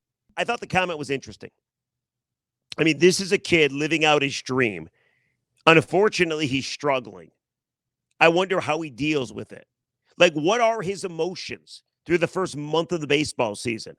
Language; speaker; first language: English; native; English